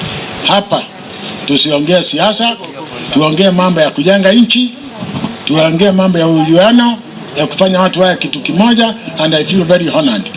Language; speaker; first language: Swahili; non-native, local second language; Meru